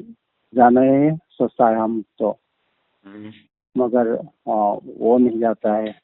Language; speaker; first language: Hindi; non-native, local second language; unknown